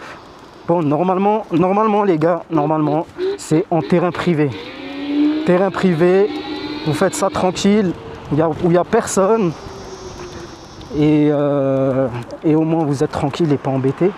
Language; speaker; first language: French; native; French